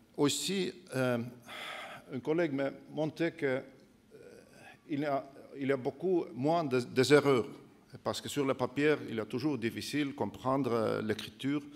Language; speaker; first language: French; non-native, fluent; Estonian